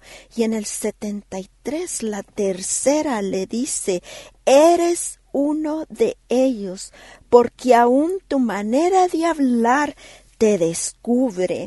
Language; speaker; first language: Spanish; native; Spanish